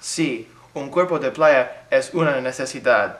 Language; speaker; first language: Spanish; non-native, learner; English